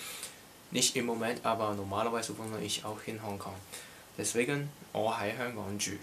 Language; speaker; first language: German; non-native, learner; Cantonese